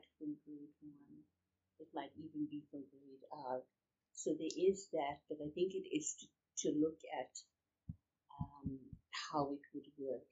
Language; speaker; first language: English; non-native, local second language; Urdu